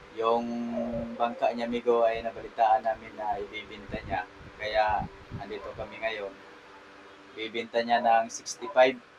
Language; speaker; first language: Filipino; non-native, local second language; Cebuano